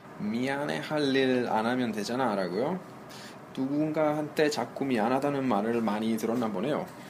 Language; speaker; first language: Korean; non-native, fluent; Italian